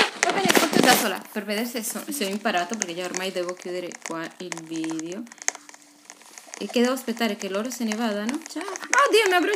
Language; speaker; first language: Italian; non-native, fluent; Spanish